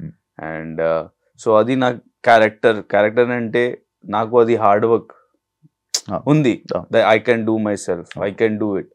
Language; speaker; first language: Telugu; non-native, learner; Hindi